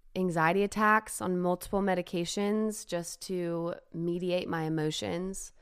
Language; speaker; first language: English; native; English